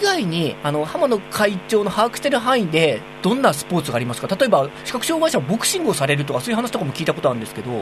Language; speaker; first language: Japanese; native; Japanese